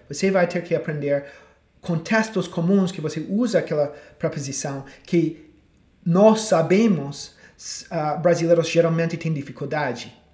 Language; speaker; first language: Portuguese; non-native, fluent; English